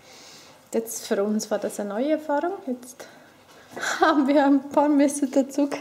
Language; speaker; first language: German; non-native, fluent; Swedish